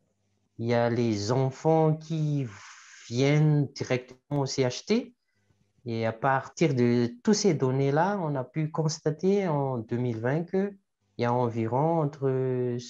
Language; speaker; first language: French; non-native, local second language; Malagasy